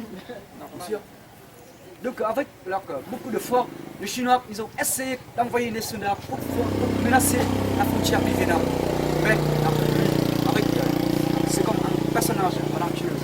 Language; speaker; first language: French; non-native, fluent; Vietnamese